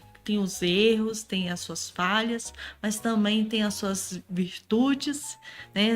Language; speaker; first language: Portuguese; native; Portuguese